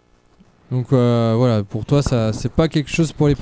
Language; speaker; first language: French; native; French